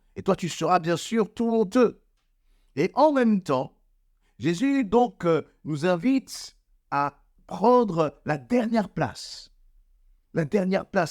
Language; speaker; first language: French; native; French